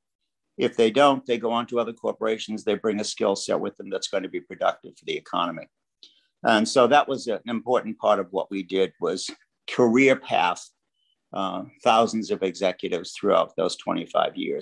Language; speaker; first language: English; native; English